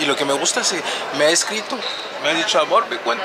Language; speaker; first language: Spanish; non-native, fluent; French